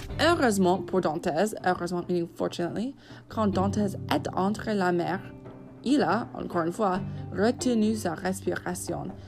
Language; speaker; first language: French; non-native, fluent; English